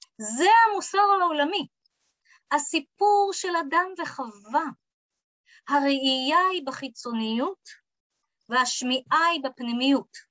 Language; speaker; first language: Hebrew; early bilingual, other home language; English